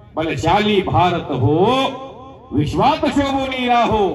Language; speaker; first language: Hindi; non-native, local second language; Marathi